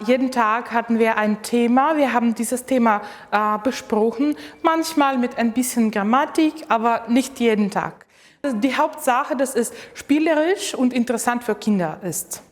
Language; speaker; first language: German; non-native, fluent; Ukrainian